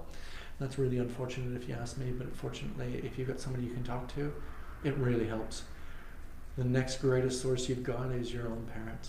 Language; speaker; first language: English; native; English